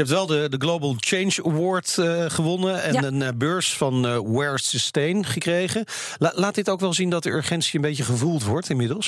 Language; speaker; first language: Dutch; native; Dutch